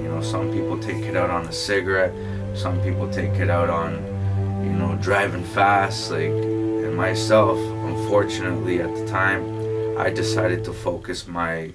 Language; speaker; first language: English; early bilingual, other home language; Spanish